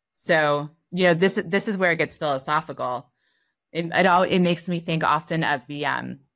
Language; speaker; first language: English; native; English